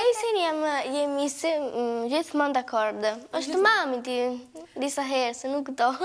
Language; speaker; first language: Albanian; early bilingual, heritage; Albanian